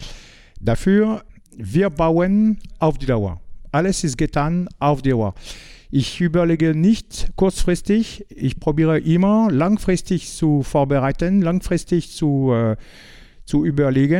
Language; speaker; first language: German; non-native, learner; French